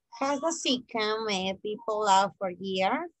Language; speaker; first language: English; non-native, fluent; Spanish